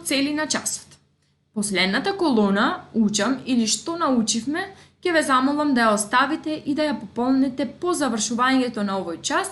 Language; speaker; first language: Macedonian; native; Macedonian